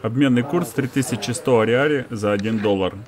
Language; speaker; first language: Russian; native; Russian